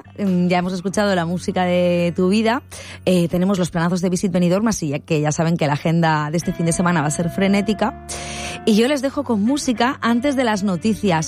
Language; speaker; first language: Spanish; native; Spanish